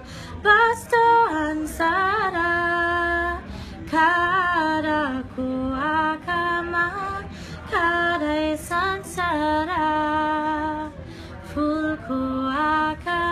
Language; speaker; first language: Nepali; non-native, learner; English